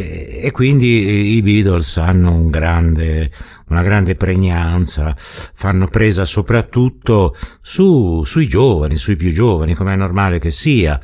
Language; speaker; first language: Italian; native; Italian